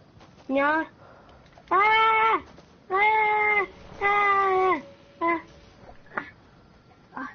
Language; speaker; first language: French; native; French